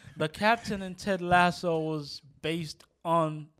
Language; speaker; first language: English; non-native, local second language; Yoruba